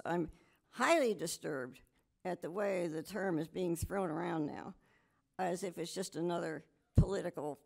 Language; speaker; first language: English; native; English